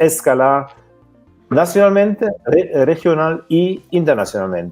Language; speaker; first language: Spanish; non-native, fluent; German